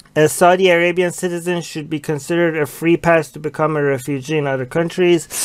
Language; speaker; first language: English; native; English